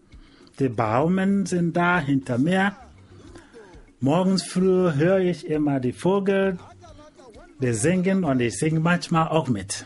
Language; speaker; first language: German; non-native, learner; Igbo